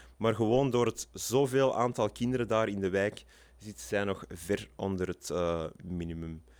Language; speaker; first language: Dutch; native; Dutch